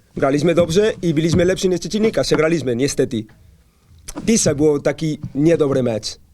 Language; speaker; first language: Polish; non-native, learner; Spanish